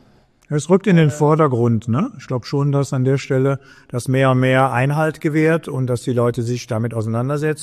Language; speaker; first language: German; native; German